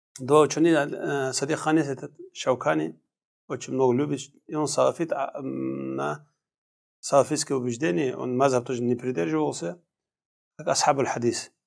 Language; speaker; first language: Russian; non-native, local second language; Kumyk